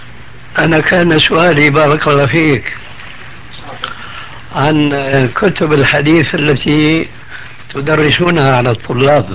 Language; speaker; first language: Arabic; native; Arabic